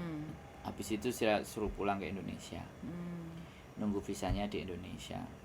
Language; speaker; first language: Indonesian; non-native, local second language; Javanese